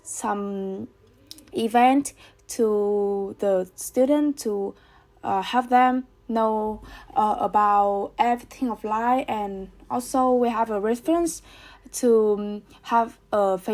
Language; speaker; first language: English; non-native, learner; Vietnamese